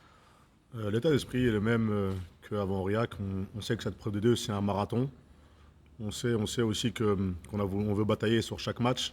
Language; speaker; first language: French; native; French